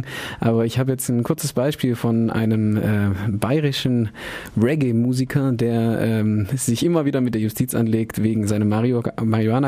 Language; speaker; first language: German; native; German